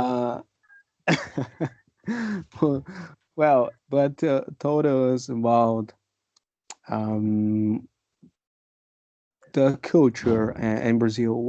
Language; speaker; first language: English; non-native, fluent; Portuguese